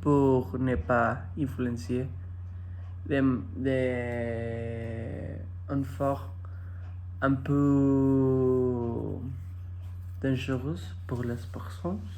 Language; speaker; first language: French; non-native, fluent; Spanish